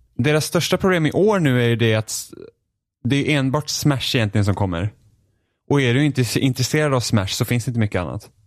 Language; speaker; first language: Swedish; native; Swedish